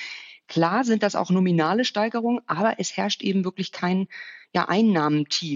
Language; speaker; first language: German; native; German